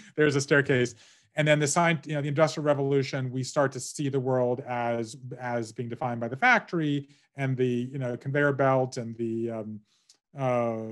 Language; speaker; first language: English; native; English